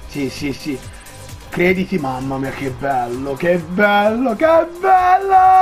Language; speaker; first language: Italian; native; Italian